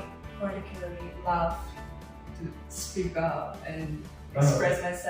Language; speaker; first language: English; non-native, fluent; Portuguese